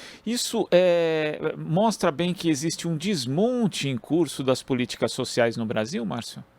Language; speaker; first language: Portuguese; native; Portuguese